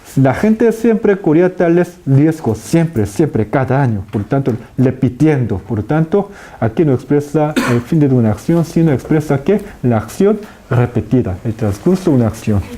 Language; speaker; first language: Spanish; non-native, fluent; Korean